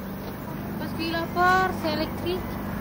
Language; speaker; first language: French; non-native, learner; Indonesian